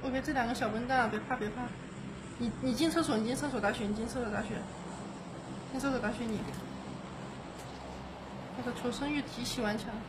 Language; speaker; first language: Chinese; native; Chinese